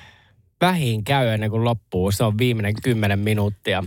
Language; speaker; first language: Finnish; native; Finnish